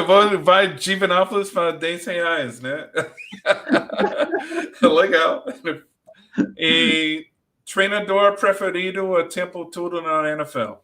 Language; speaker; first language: Portuguese; non-native, learner; English